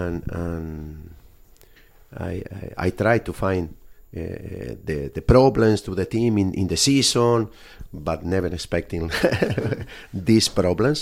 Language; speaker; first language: English; non-native, fluent; Spanish